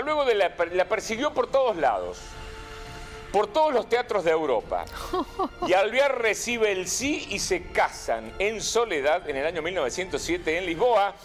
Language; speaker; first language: Spanish; native; Spanish